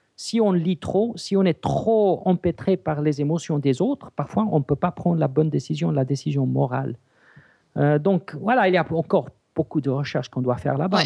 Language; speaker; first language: French; non-native, fluent; English